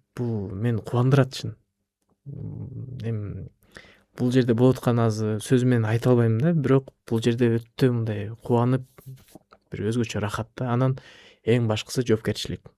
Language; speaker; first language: Kyrgyz; non-native, local second language; Russian